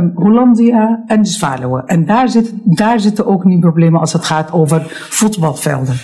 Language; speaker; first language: Dutch; non-native, fluent; Arabic